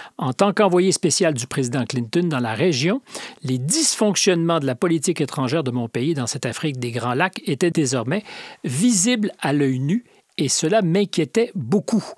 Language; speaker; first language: French; native; French